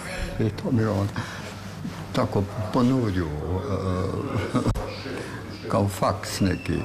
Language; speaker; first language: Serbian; non-native, fluent; German